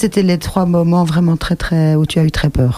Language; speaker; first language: French; native; French